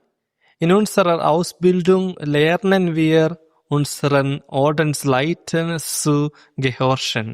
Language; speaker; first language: German; non-native, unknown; Malayalam